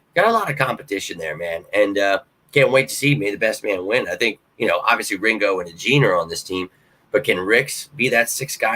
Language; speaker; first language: English; native; English